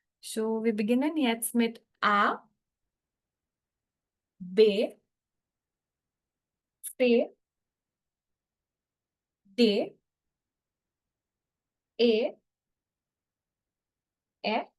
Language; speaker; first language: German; non-native, fluent; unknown